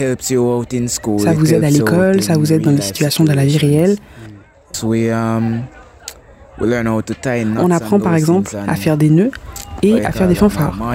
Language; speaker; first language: French; non-native, fluent; English